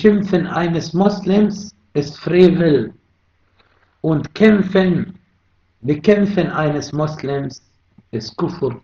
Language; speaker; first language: German; non-native, fluent; Arabic